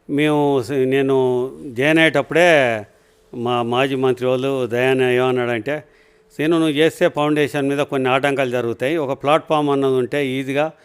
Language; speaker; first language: Telugu; native; Telugu